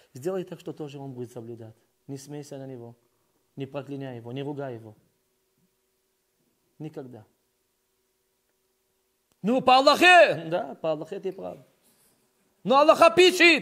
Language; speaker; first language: Russian; early bilingual, heritage; Russian